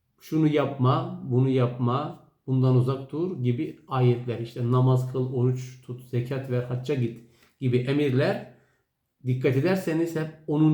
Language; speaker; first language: Turkish; native; Turkish